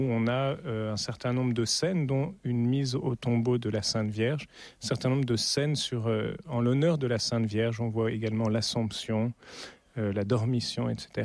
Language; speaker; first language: French; native; French